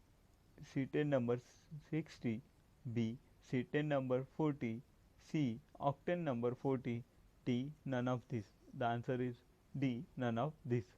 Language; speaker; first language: English; non-native, local second language; Marathi